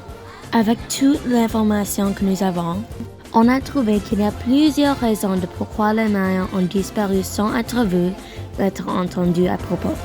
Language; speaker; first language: French; non-native, learner; English